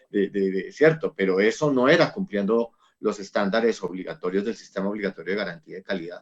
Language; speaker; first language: Spanish; native; Spanish